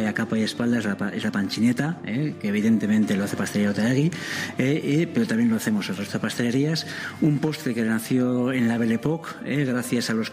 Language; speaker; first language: Spanish; native; Spanish